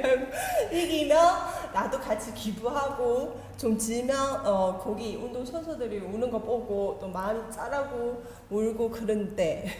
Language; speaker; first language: Korean; non-native, fluent; Chinese